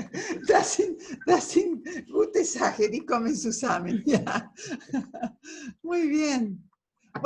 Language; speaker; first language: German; non-native, fluent; Spanish